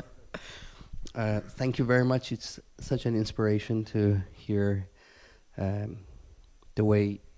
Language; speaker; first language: English; non-native, fluent; Persian